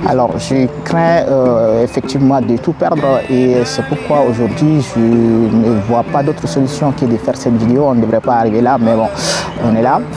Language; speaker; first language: French; non-native, local second language; Bambara